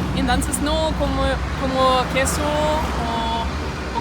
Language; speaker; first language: Spanish; non-native, learner; Danish